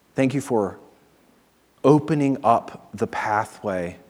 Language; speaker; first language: English; native; English